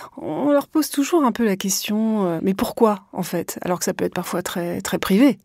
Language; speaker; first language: French; native; French